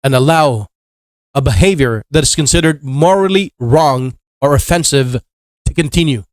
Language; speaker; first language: English; non-native, local second language; Filipino